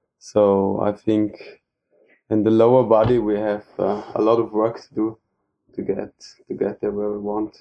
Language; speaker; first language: English; non-native, fluent; German